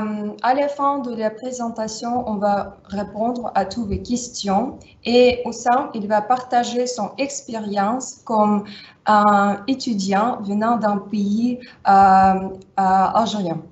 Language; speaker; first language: French; non-native, fluent; Russian